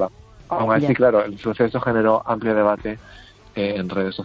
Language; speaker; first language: Spanish; native; Spanish